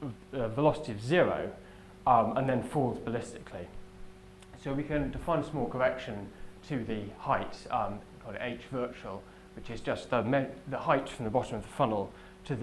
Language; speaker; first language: English; native; English